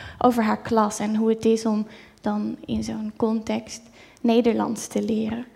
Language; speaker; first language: Dutch; native; Dutch